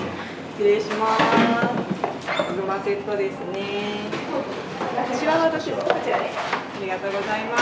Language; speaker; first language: Japanese; native; Japanese